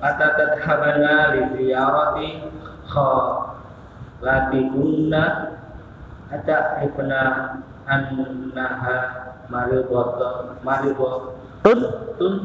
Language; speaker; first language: Arabic; non-native, learner; Indonesian